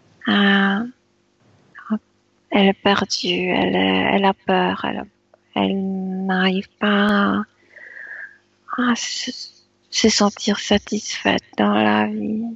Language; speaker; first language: French; non-native, fluent; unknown